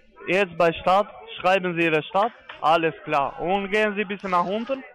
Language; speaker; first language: German; non-native, fluent; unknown